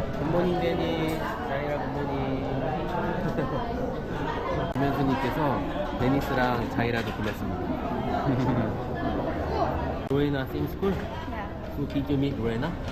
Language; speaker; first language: Korean; native; Korean